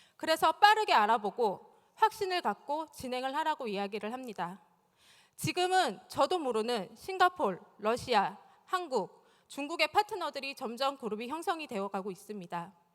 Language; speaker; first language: Korean; native; Korean